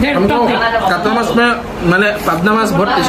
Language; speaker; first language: Hindi; non-native, local second language; Bangla